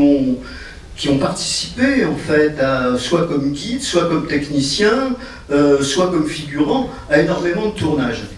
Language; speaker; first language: French; native; French